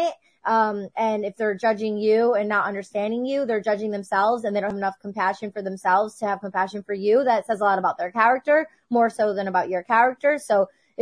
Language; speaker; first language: English; native; English